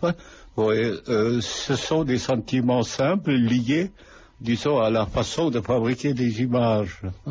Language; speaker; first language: French; non-native, fluent; Lithuanian